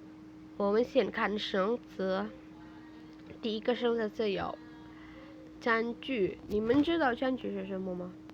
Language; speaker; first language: Chinese; non-native, fluent; Indonesian